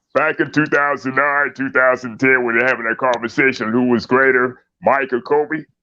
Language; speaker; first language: English; native; English